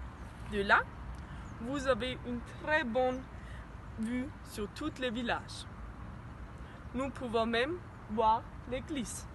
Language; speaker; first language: French; non-native, learner; German